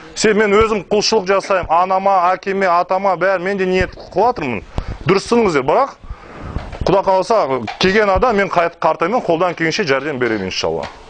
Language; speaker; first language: Kazakh; non-native, local second language; Russian